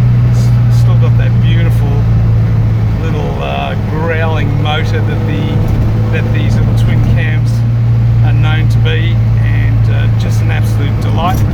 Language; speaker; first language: English; native; English